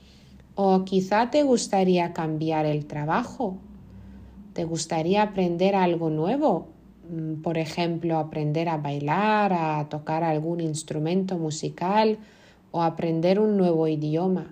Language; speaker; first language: Spanish; non-native, fluent; Lithuanian